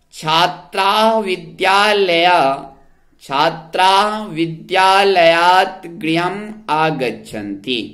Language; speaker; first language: Hindi; native; Hindi